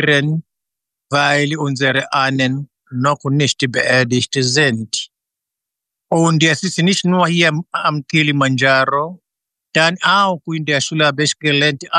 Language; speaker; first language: German; non-native, fluent; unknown